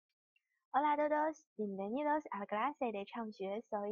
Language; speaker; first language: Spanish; non-native, fluent; Chinese